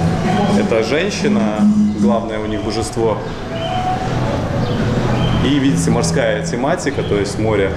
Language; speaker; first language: Russian; native; Russian